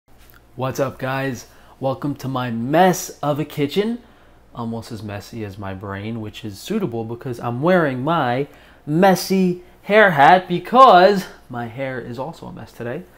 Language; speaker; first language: English; native; English